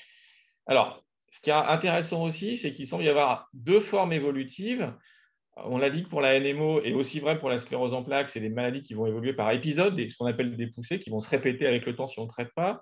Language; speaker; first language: French; native; French